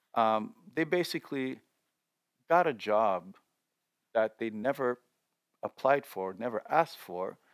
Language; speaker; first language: English; native; English